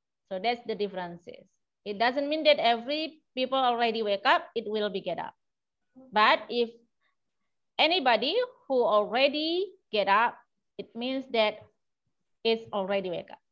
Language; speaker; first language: English; non-native, fluent; Indonesian